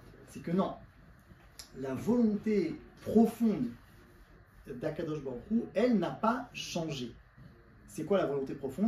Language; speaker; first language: French; native; French